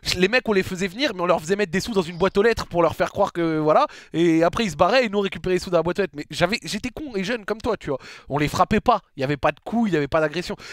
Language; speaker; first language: French; native; French